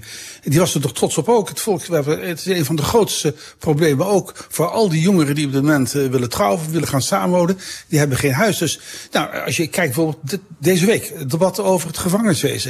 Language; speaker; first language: Dutch; native; Dutch